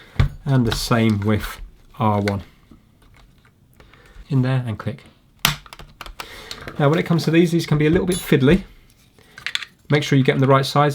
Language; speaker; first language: English; native; English